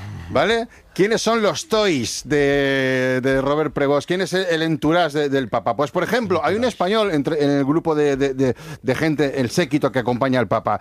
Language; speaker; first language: Spanish; native; Spanish